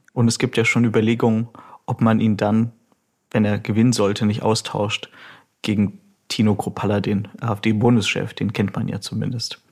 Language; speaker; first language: German; early bilingual, other home language; Russian